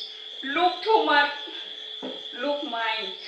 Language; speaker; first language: English; non-native, learner; Thai